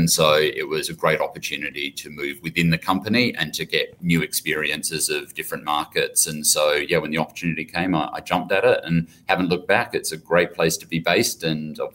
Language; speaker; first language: English; native; English